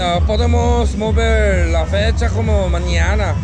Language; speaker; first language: Spanish; non-native, learner; Korean